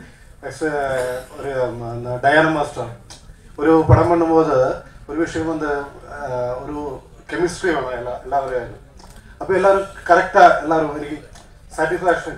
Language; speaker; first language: Tamil; non-native, learner; Malayalam